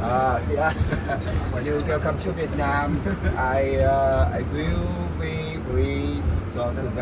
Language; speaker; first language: English; non-native, learner; Vietnamese